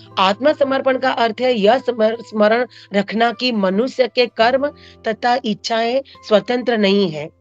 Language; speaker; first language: Hindi; non-native, local second language; Marathi